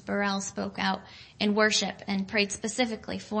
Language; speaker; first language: English; native; English